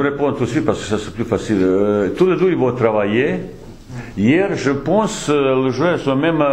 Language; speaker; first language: French; non-native, fluent; Bosnian